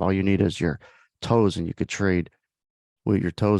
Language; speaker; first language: English; native; English